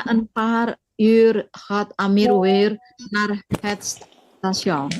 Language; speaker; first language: Dutch; non-native, learner; Indonesian